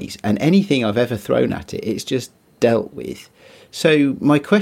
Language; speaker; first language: English; native; English